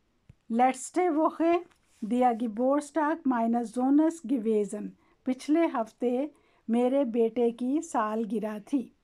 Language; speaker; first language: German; non-native, learner; Urdu